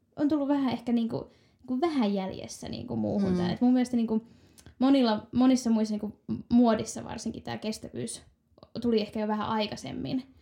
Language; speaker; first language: Finnish; native; Finnish